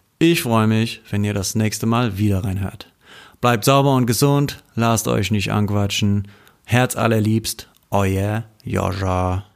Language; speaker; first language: German; native; German